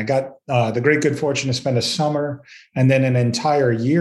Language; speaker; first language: English; native; English